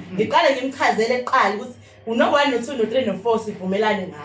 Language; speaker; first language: Zulu; native; Zulu